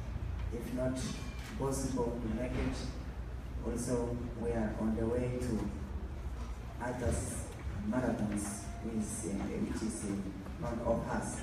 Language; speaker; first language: English; non-native, learner; Kalenjin